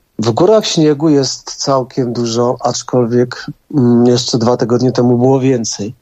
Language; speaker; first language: Polish; native; Polish